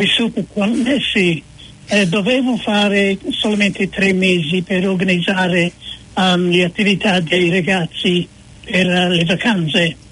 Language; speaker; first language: Italian; non-native, fluent; English